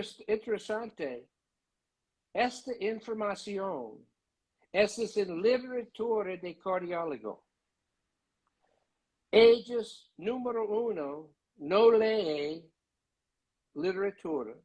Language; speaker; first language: Spanish; non-native, learner; English